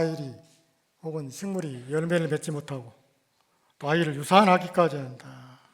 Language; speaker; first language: Korean; native; Korean